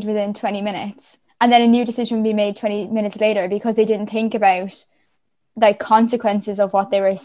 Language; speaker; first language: English; native; English